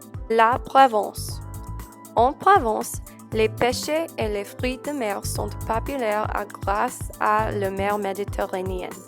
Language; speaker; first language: French; non-native, learner; English